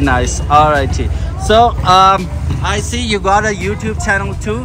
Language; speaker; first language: English; non-native, fluent; Urdu